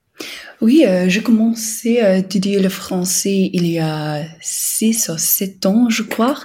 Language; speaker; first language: French; non-native, fluent; English